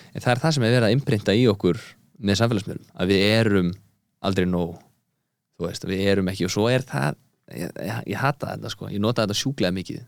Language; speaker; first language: Icelandic; early bilingual, heritage; Icelandic